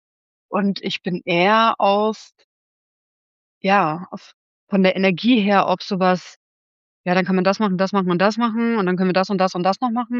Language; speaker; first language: German; native; German